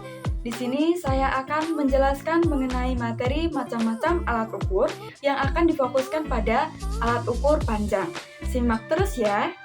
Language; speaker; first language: Indonesian; native; Indonesian